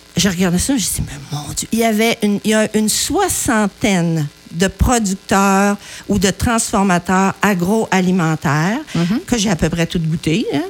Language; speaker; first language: French; native; French